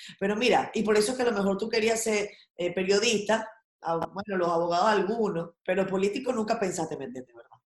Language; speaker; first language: Spanish; native; Spanish